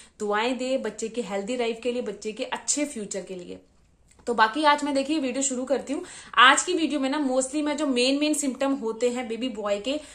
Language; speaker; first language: Hindi; native; Hindi